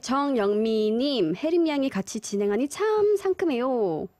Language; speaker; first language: Korean; early bilingual, heritage; Korean